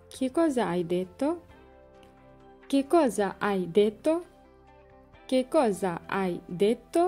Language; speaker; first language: Italian; non-native, learner; Bangla